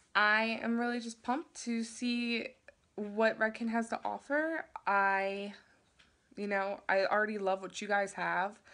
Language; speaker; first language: English; native; English